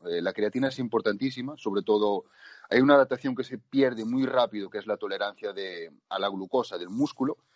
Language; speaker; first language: Spanish; native; Spanish